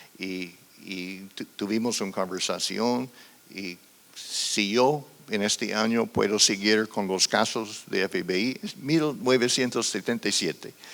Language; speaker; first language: Spanish; non-native, fluent; English